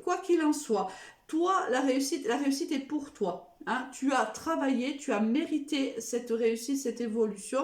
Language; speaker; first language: French; native; French